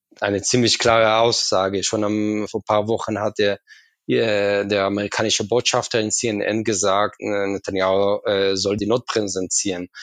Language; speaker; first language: German; non-native, fluent; Hebrew